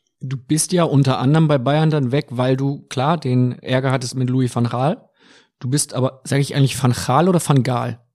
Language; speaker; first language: German; native; German